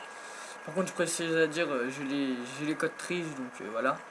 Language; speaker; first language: French; native; French